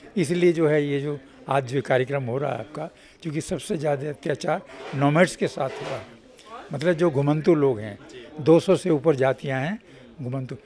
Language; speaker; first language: Hindi; native; Hindi